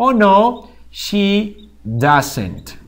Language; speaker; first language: English; non-native, fluent; Spanish